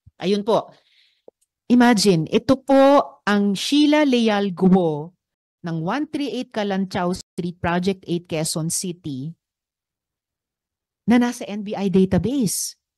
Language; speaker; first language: Filipino; native; Filipino